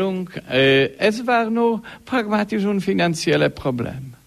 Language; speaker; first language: German; non-native, learner; Polish